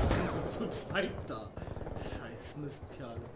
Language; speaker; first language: German; native; German